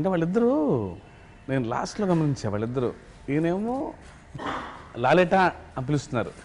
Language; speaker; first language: Telugu; native; Telugu